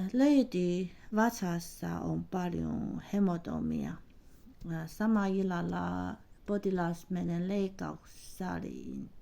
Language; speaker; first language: Finnish; non-native, learner; Chinese